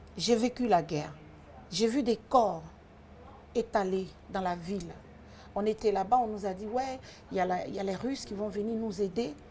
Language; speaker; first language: French; early bilingual, other home language; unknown